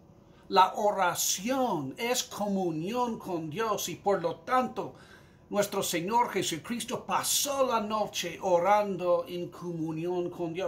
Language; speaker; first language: Spanish; non-native, fluent; English